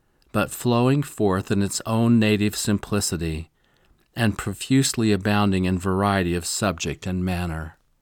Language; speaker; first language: English; native; English